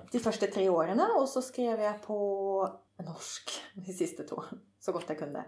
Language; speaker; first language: Swedish; native; Swedish